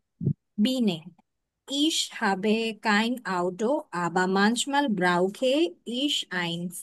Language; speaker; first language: German; non-native, learner; Bangla